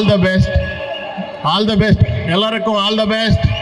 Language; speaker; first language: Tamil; non-native, learner; Telugu